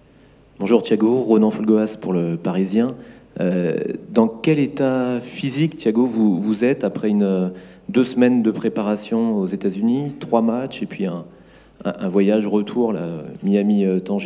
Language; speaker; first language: French; native; French